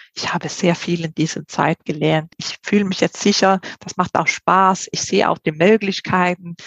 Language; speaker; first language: German; non-native, fluent; Swedish